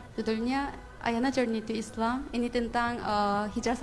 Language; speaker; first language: Indonesian; non-native, fluent; Korean